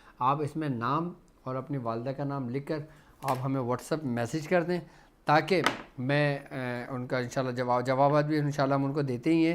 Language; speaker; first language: Urdu; native; Urdu